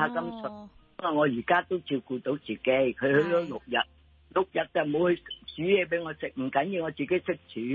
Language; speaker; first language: Cantonese; native; Cantonese